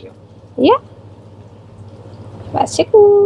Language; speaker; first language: Norwegian; non-native, learner; Thai